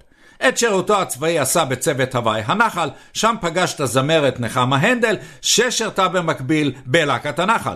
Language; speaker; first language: Hebrew; native; Hebrew